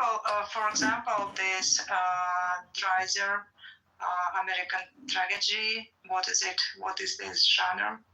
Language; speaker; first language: English; non-native, learner; Russian